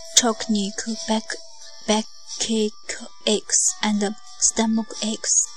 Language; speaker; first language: English; non-native, learner; Chinese